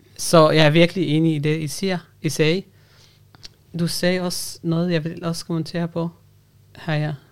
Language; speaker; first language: Danish; non-native, fluent; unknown